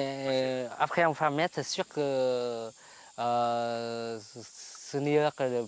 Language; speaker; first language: French; non-native, fluent; Vietnamese